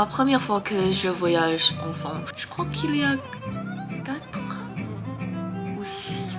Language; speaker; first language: French; non-native, learner; Thai